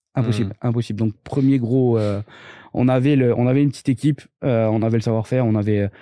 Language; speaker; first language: French; native; French